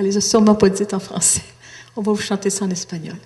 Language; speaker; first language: French; native; French